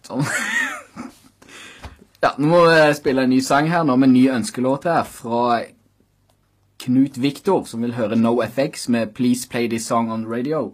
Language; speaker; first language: Norwegian; native; Norwegian